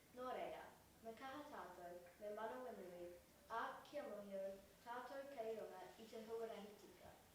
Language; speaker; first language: Māori; non-native, local second language; English